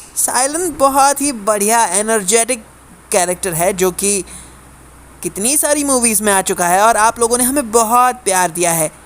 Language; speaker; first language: Hindi; non-native, local second language; Gujarati